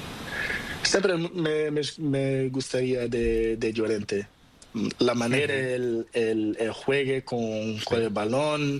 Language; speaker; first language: Spanish; non-native, learner; Portuguese